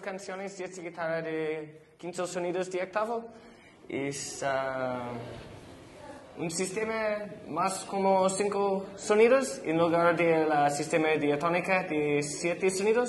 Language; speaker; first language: Spanish; non-native, learner; English